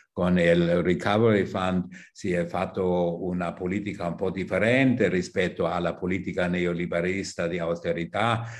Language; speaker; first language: Italian; non-native, fluent; German